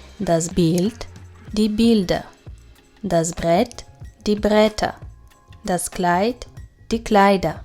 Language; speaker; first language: German; non-native, fluent; Ukrainian